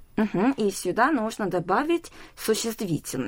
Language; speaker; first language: Russian; non-native, local second language; Korean